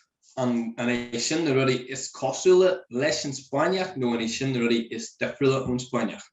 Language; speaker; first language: Irish; non-native, local second language; English